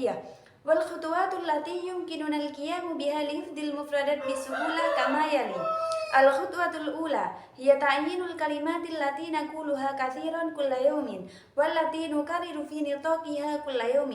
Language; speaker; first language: Arabic; non-native, learner; Indonesian